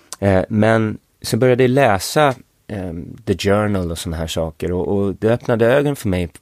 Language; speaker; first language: Swedish; early bilingual, other home language; English